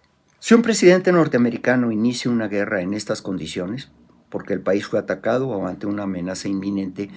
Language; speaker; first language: Spanish; native; Spanish